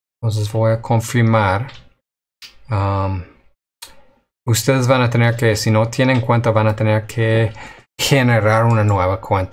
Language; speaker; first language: Spanish; non-native, fluent; English